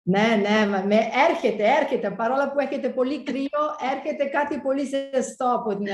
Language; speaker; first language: Greek; early bilingual, heritage; Italian